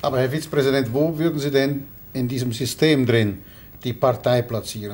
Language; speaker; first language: German; native; German